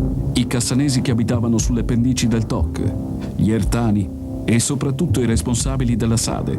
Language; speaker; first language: Italian; native; Italian